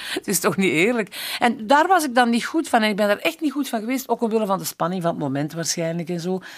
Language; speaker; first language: Dutch; native; Dutch